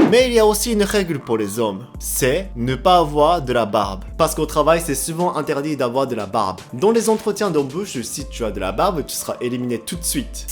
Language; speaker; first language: French; non-native, fluent; Japanese